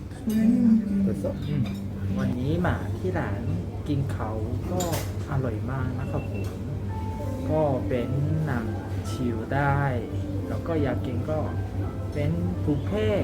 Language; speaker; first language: Thai; non-native, learner; Korean